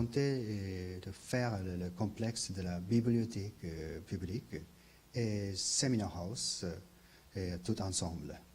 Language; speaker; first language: French; non-native, learner; Japanese